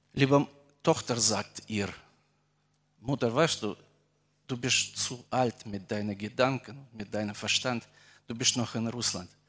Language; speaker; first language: German; non-native, fluent; Russian